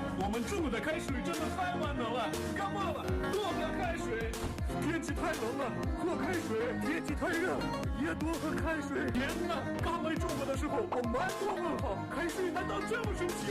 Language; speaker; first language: Chinese; non-native, fluent; Russian